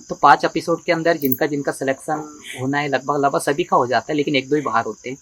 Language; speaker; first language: Hindi; native; Hindi